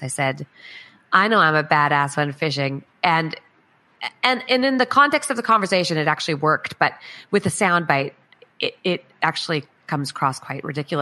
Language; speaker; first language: English; native; English